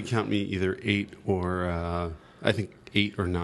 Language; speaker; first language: English; native; English